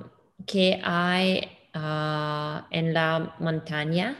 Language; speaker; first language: Spanish; non-native, learner; English